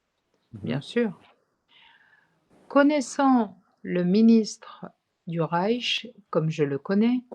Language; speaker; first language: French; non-native, fluent; English